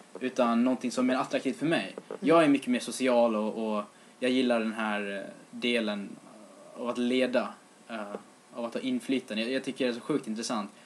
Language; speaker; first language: Swedish; native; Swedish